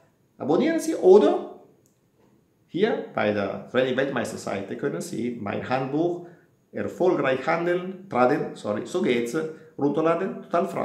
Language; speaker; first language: German; non-native, fluent; Italian